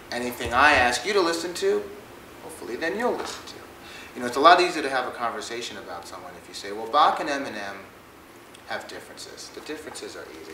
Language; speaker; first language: English; native; English